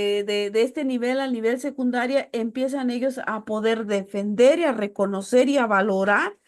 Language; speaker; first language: Spanish; native; Spanish